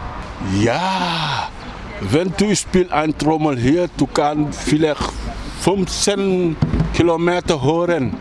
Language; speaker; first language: German; non-native, learner; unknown